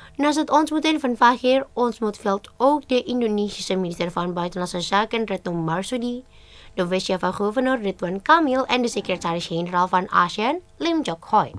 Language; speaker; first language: Dutch; non-native, fluent; Indonesian